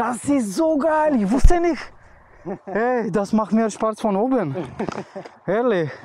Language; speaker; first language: German; non-native, learner; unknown